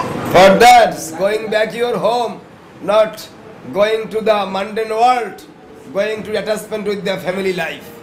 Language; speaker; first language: English; non-native, local second language; Bangla